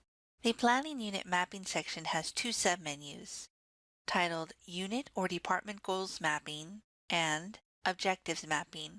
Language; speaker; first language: English; native; English